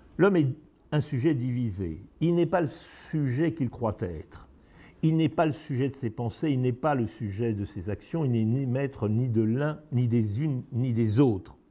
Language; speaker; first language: French; native; French